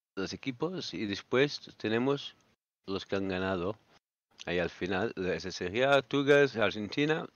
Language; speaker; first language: Spanish; native; Spanish